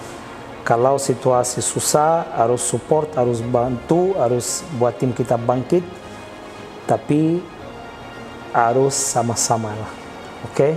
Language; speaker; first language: Indonesian; non-native, fluent; Portuguese